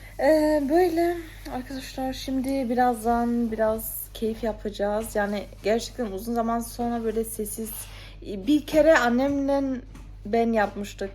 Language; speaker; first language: Turkish; early bilingual, heritage; Turkish